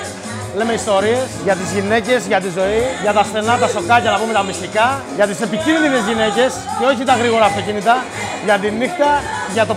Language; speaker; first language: Greek; native; Greek